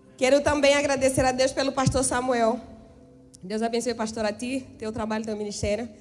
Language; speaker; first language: Portuguese; native; Portuguese